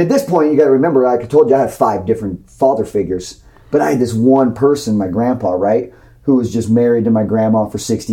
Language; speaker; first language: English; native; English